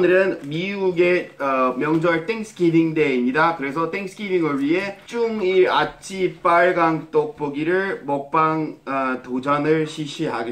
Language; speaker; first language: Korean; non-native, fluent; English